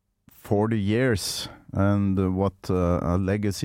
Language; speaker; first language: English; non-native, fluent; Norwegian